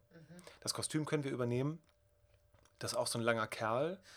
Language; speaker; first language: German; native; German